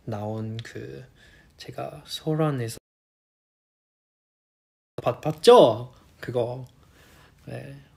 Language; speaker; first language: Korean; non-native, fluent; Chinese